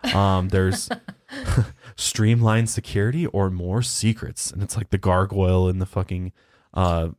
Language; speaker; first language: English; native; English